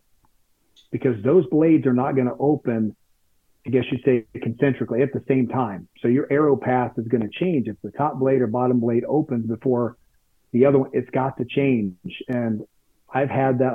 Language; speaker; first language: English; native; English